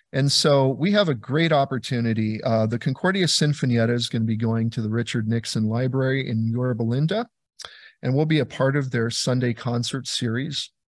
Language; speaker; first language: English; native; English